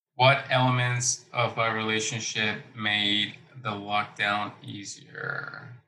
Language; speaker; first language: English; early bilingual, other home language; Spanish